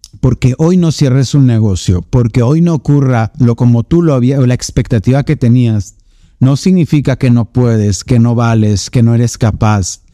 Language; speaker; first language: Spanish; native; Spanish